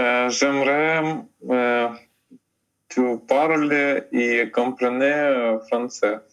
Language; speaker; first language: French; non-native, learner; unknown